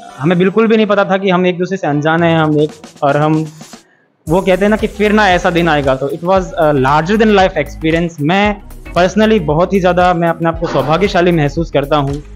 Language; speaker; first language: Hindi; native; Hindi